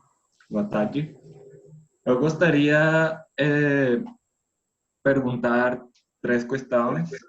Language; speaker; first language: Portuguese; non-native, fluent; Spanish